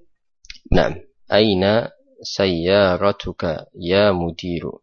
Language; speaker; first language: Arabic; non-native, fluent; Indonesian